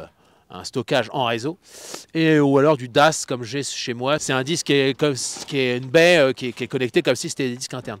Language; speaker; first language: French; native; French